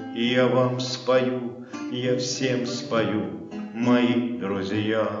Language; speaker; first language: Russian; non-native, local second language; Azerbaijani